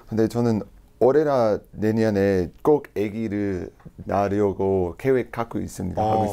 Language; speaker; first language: Korean; non-native, learner; English